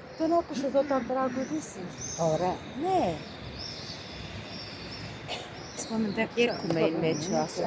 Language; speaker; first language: Greek; non-native, learner; Armenian